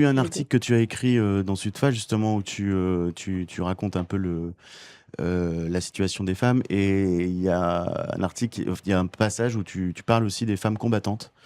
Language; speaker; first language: French; native; French